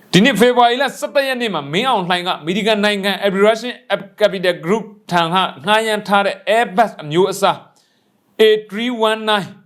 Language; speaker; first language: Burmese; non-native, local second language; Mon